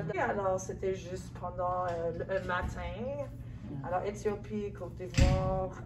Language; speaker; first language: French; non-native, local second language; English